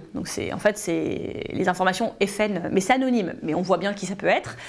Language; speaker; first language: French; native; French